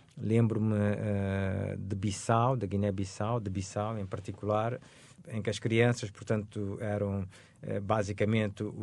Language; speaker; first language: Portuguese; non-native, local second language; Upper Guinea Crioulo